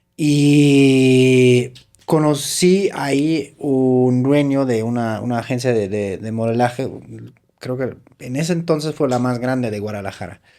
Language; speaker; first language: Spanish; non-native, fluent; German